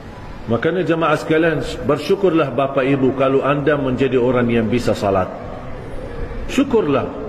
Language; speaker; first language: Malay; non-native, fluent; Arabic